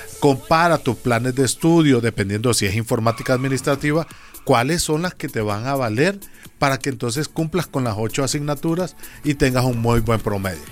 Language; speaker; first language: Spanish; native; Spanish